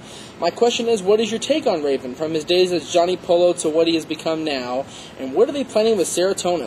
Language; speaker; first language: English; native; English